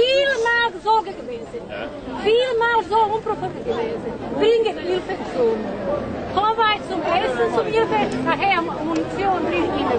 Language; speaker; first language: German; non-native, learner; Croatian